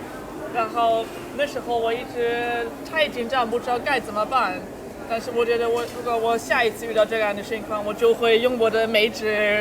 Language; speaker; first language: Chinese; non-native, fluent; German